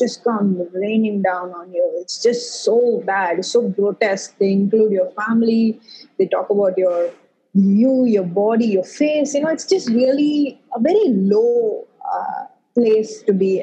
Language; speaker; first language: English; non-native, local second language; Tamil